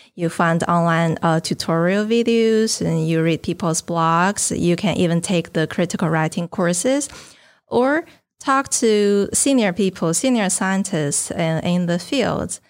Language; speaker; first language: English; non-native, fluent; Chinese